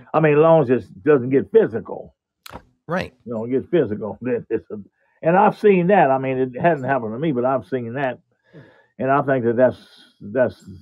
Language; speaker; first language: English; native; English